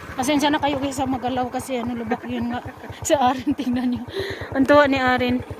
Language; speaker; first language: Filipino; non-native, local second language; Cebuano